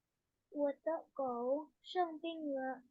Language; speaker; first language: Chinese; non-native, learner; Indonesian